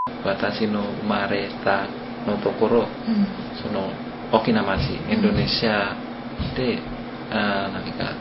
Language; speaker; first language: Japanese; non-native, learner; Indonesian